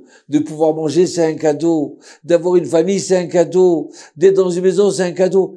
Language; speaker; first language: French; native; French